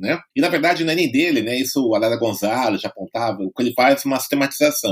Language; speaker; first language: Portuguese; native; Portuguese